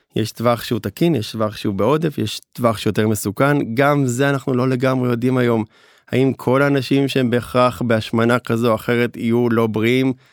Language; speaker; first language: Hebrew; native; Hebrew